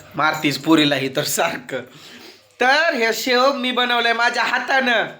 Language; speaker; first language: Marathi; native; Marathi